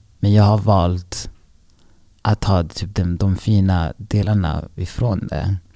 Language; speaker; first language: Swedish; early bilingual, other home language; Rundi